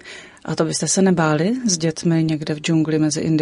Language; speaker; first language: Czech; native; Czech